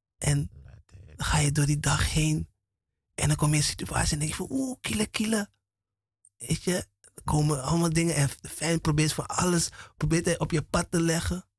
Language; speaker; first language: Dutch; native; Dutch